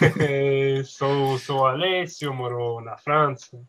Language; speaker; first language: Portuguese; non-native, learner; Italian